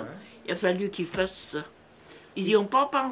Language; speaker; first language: French; native; French